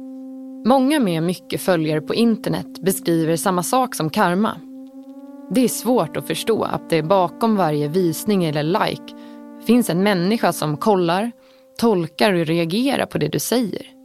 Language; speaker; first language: Swedish; native; Swedish